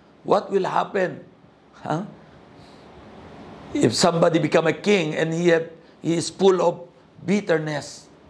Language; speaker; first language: English; non-native, local second language; Filipino